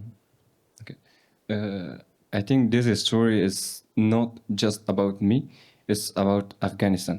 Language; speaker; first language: English; non-native, learner; Persian